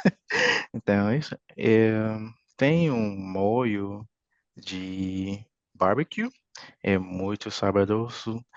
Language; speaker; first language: Portuguese; non-native, fluent; English